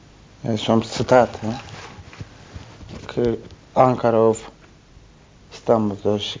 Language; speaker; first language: Dutch; non-native, learner; Turkish